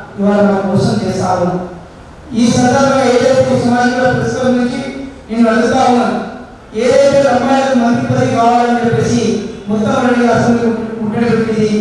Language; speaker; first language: Telugu; non-native, local second language; Lambadi